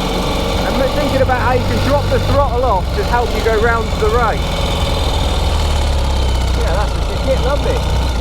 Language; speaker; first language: English; native; English